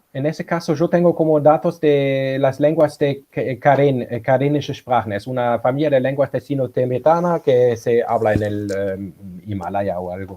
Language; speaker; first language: Spanish; non-native, fluent; German